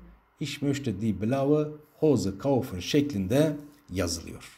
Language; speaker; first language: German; non-native, fluent; Turkish